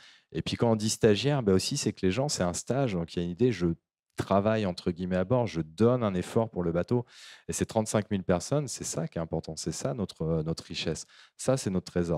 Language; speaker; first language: French; native; French